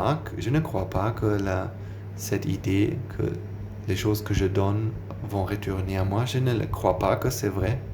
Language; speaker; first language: French; non-native, learner; German